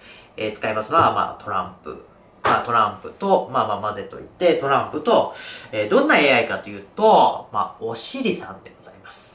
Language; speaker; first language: Japanese; native; Japanese